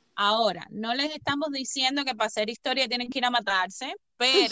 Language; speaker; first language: Spanish; native; Spanish